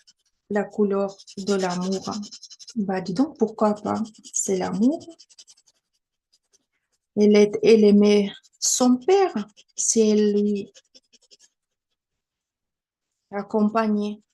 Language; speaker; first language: French; non-native, fluent; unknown